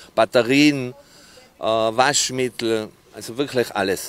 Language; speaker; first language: German; non-native, fluent; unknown